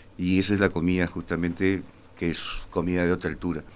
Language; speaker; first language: Spanish; native; Spanish